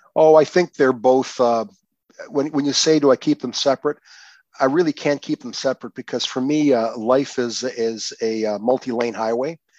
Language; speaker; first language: English; non-native, fluent; Croatian